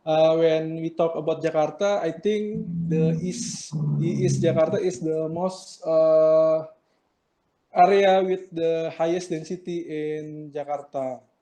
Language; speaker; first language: English; non-native, learner; Indonesian